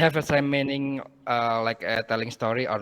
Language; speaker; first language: English; non-native, learner; Indonesian